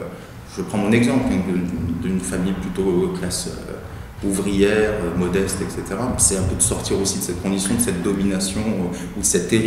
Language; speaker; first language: French; native; French